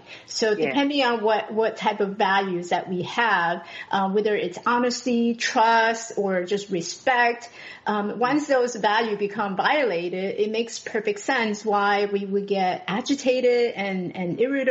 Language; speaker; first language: English; non-native, fluent; Chinese